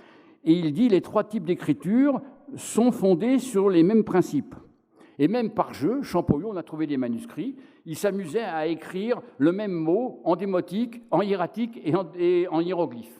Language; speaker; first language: French; native; French